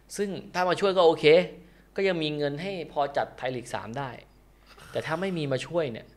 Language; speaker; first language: Thai; native; Thai